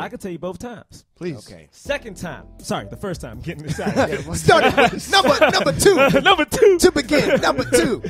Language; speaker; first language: English; native; English